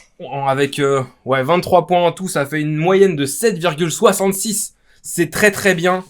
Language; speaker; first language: French; native; French